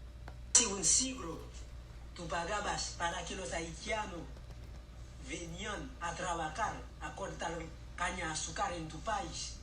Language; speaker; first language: Spanish; non-native, learner; Haitian Creole